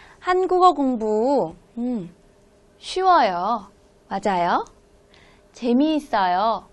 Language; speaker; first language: Korean; non-native, fluent; Hmong